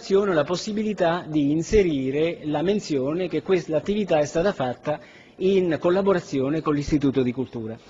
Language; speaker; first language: Italian; native; Italian